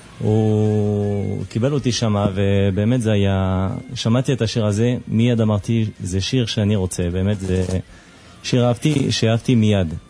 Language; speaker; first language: Hebrew; non-native, fluent; French